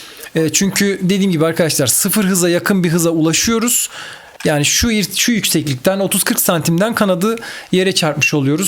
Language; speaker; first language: Turkish; native; Turkish